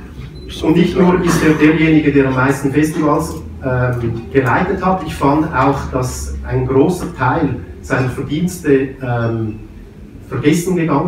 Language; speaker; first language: German; native; German